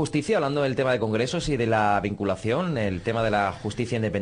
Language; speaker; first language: Spanish; native; Spanish